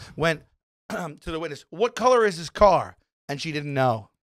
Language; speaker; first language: English; native; English